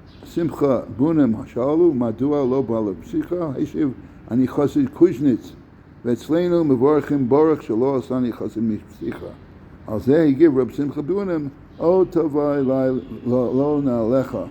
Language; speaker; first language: Hebrew; non-native, fluent; English